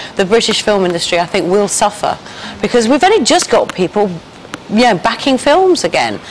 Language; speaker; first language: English; native; English